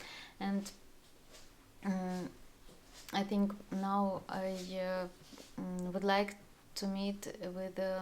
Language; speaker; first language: English; non-native, learner; Russian